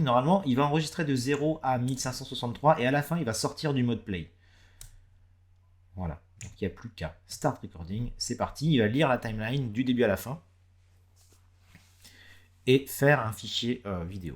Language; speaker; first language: French; native; French